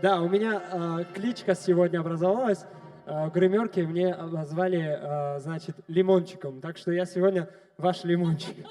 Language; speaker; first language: Russian; non-native, local second language; Tajik